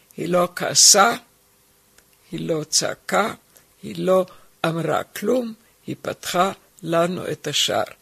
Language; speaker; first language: Hebrew; non-native, fluent; German